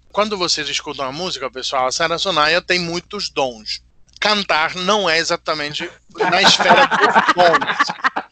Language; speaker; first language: Portuguese; non-native, fluent; Italian